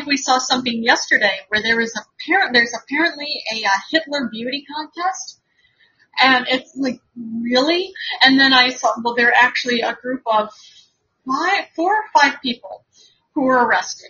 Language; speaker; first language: English; native; English